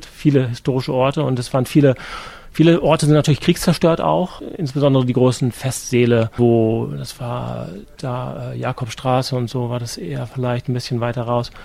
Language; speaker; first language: German; native; German